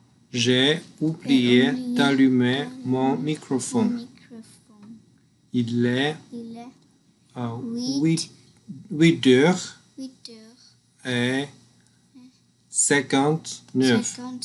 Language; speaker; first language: French; non-native, learner; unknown